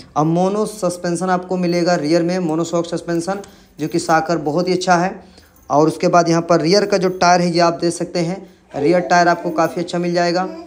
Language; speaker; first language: Hindi; native; Hindi